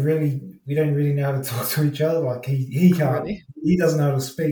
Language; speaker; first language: English; native; English